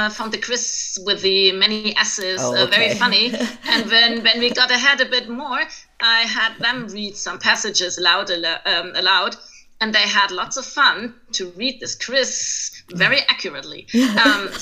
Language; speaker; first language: English; non-native, fluent; German